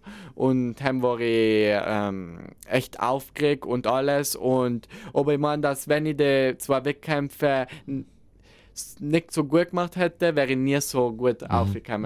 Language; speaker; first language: German; non-native, local second language; Italian